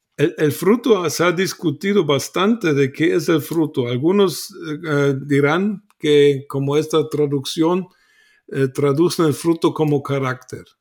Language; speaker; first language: Spanish; non-native, fluent; German